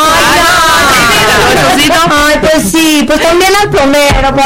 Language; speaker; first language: Spanish; non-native, fluent; Swedish